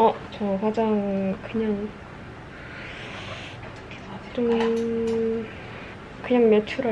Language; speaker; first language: Korean; non-native, fluent; Indonesian